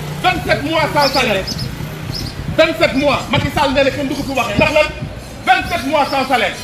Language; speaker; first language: French; non-native, local second language; Wolof